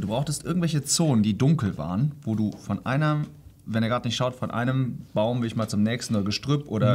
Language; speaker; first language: German; native; German